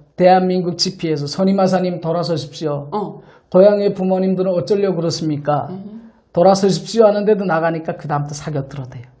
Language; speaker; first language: Korean; native; Korean